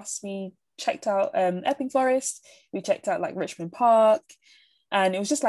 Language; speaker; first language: English; native; English